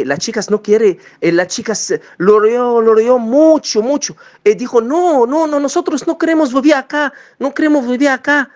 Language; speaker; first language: Spanish; non-native, learner; Arabic